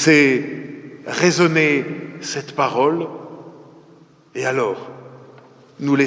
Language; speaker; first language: French; native; French